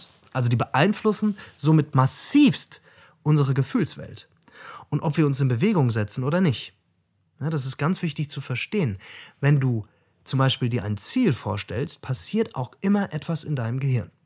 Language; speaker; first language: German; native; German